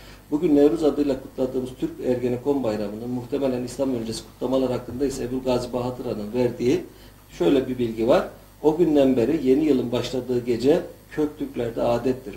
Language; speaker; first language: Turkish; native; Turkish